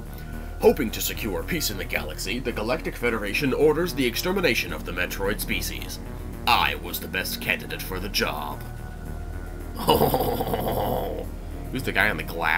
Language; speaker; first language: English; native; English